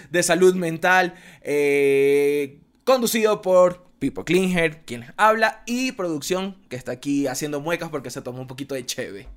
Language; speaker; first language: Spanish; native; Spanish